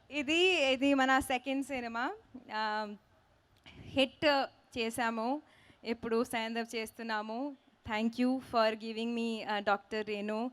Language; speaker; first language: Telugu; non-native, learner; Hindi